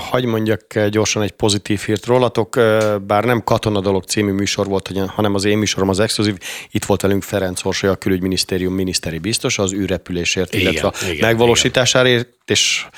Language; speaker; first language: Hungarian; native; Hungarian